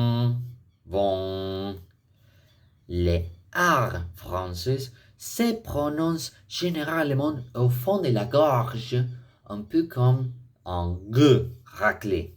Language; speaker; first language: French; non-native, fluent; Spanish